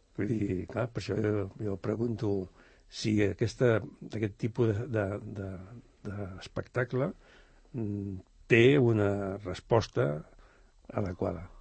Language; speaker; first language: Catalan; native; Catalan